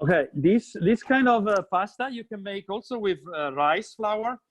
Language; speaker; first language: English; non-native, fluent; Italian